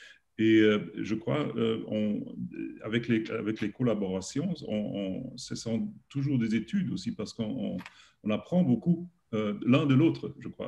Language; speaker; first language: French; non-native, learner; German